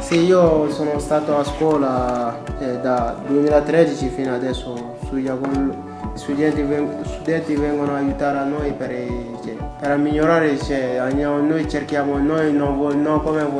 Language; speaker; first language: Italian; non-native, learner; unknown